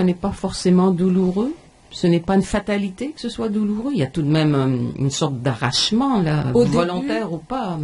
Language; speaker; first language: French; native; French